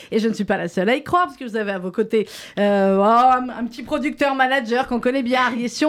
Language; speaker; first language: French; native; French